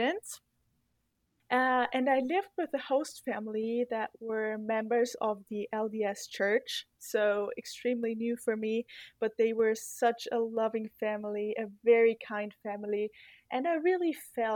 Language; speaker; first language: English; non-native, fluent; German